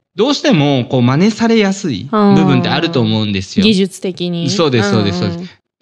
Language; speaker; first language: Japanese; native; Japanese